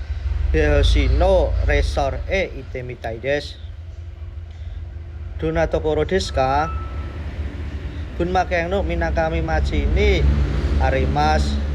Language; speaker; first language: Japanese; non-native, learner; Indonesian